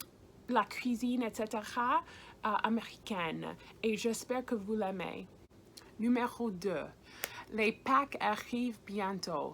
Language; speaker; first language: French; non-native, fluent; English